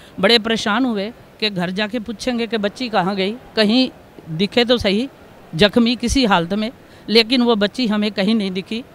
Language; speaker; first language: Hindi; native; Hindi